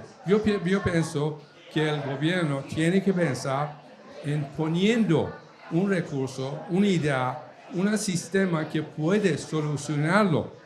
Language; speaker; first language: Spanish; non-native, fluent; Persian